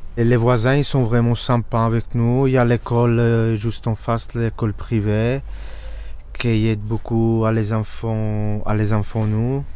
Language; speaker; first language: French; non-native, local second language; Mandingo